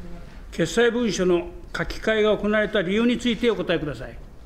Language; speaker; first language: Japanese; native; Japanese